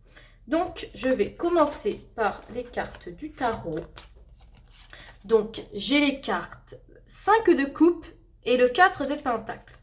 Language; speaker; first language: French; native; French